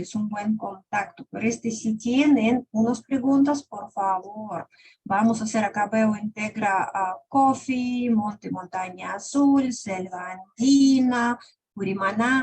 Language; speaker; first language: Spanish; non-native, fluent; Russian